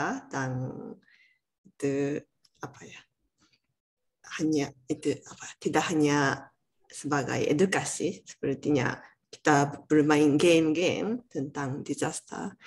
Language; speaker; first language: Indonesian; non-native, learner; Japanese